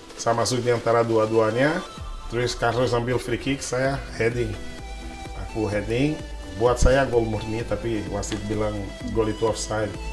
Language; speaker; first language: Indonesian; non-native, fluent; Portuguese